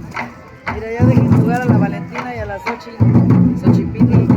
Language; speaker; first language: Spanish; native; Spanish